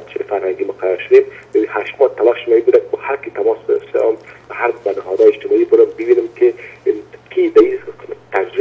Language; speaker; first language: Persian; native; Persian